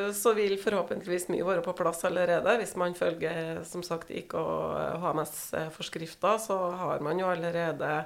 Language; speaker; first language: Norwegian; native; Norwegian